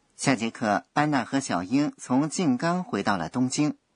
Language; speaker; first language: Chinese; non-native, fluent; Japanese